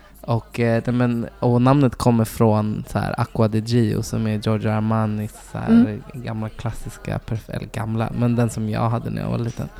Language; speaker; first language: Swedish; native; Swedish